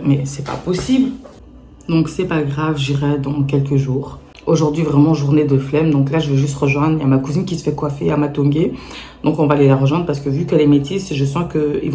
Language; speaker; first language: French; native; French